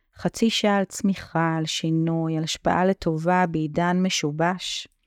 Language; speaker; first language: Hebrew; native; Hebrew